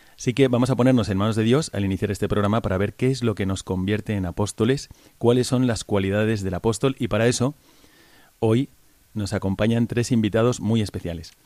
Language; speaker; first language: Spanish; native; Spanish